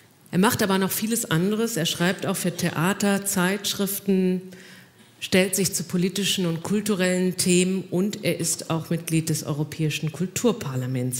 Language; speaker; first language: German; native; German